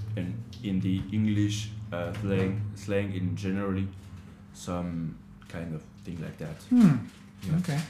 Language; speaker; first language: English; non-native, learner; French